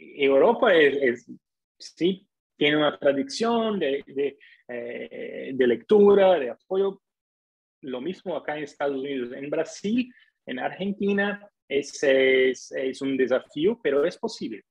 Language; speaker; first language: Spanish; non-native, fluent; Portuguese